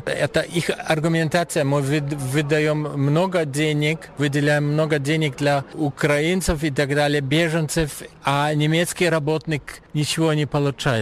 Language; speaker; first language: Russian; non-native, fluent; German